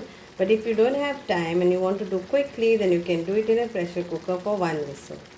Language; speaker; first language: English; non-native, local second language; Konkani